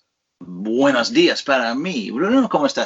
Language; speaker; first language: Spanish; non-native, fluent; English